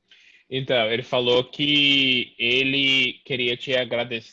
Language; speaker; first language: Portuguese; early bilingual, heritage; Portuguese